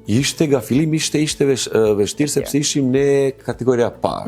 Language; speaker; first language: Albanian; non-native, learner; Serbian